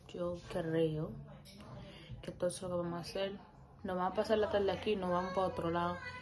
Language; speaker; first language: Spanish; early bilingual, heritage; Spanish